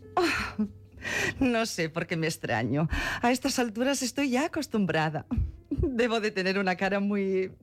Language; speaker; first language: Spanish; non-native, local second language; Catalan